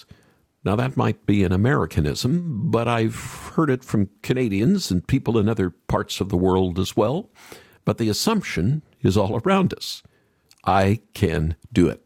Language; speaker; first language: English; native; English